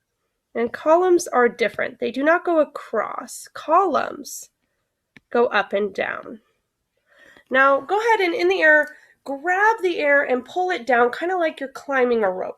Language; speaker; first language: English; native; English